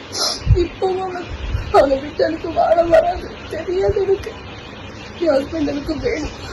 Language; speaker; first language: Tamil; non-native, local second language; Kannada